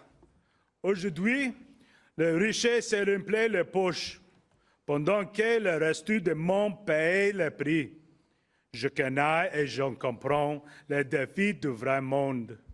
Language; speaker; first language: French; non-native, learner; English